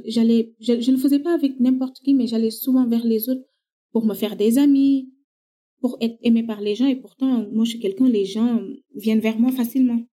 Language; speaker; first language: French; non-native, local second language; Wolof